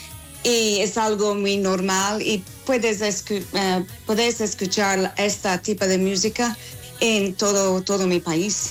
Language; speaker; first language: Spanish; non-native, learner; English